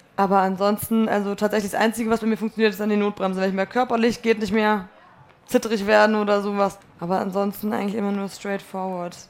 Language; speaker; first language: German; early bilingual, other home language; Polish